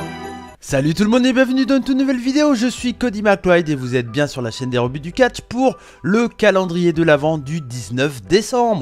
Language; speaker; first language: French; native; French